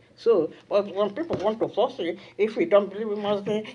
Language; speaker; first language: English; non-native, local second language; Igbo